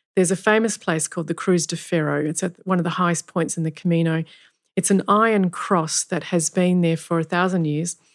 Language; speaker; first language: English; native; English